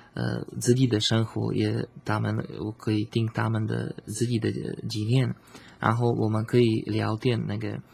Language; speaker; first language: Chinese; non-native, fluent; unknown